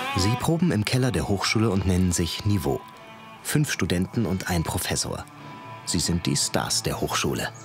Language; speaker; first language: German; native; German